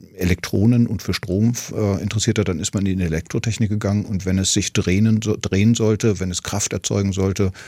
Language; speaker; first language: German; native; German